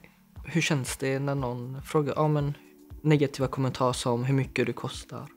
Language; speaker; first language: Swedish; early bilingual, other home language; Chinese